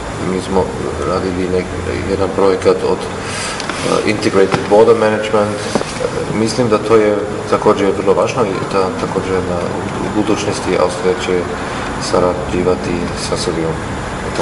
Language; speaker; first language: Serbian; non-native, learner; German